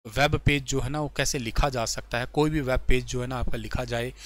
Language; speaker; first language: Hindi; native; Hindi